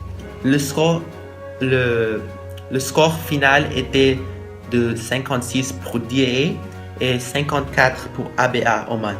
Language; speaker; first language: French; non-native, learner; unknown